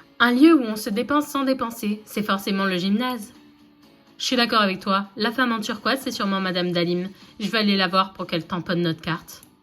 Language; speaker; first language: French; native; French